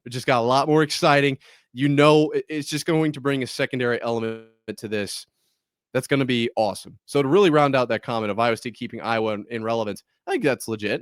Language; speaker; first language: English; native; English